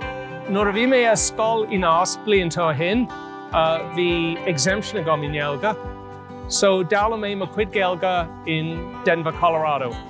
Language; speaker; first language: Irish; non-native, local second language; English